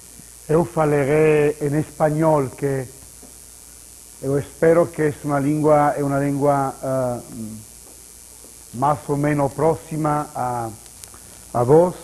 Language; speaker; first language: Portuguese; non-native, learner; Italian